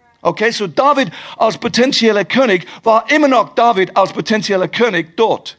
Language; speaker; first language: German; non-native, fluent; English